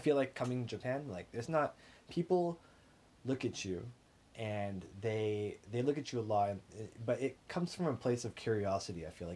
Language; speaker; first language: English; native; English